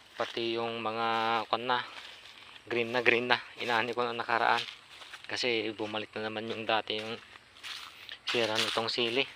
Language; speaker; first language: Filipino; non-native, local second language; Iloko